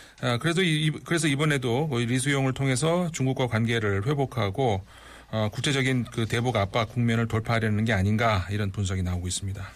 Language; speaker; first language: Korean; native; Korean